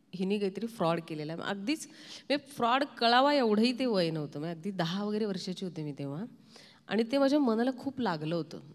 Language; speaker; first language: Marathi; native; Marathi